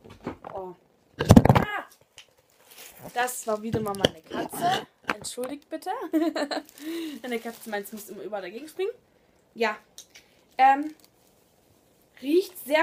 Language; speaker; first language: German; native; German